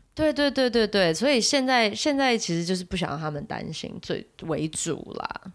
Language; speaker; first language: Chinese; native; Chinese